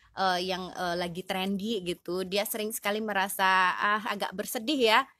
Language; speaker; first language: Indonesian; native; Indonesian